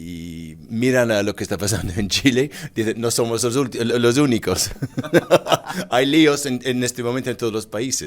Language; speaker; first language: Spanish; non-native, fluent; English